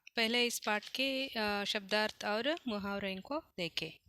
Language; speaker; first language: Hindi; non-native, local second language; Kannada